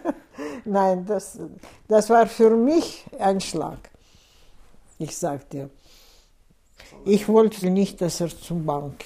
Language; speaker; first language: German; non-native, fluent; Russian